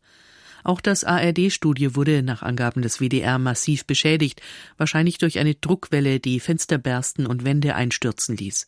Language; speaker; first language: German; native; German